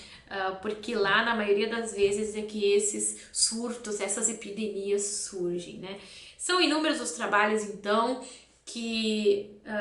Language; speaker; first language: Portuguese; native; Portuguese